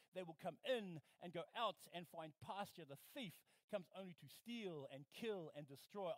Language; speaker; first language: English; native; English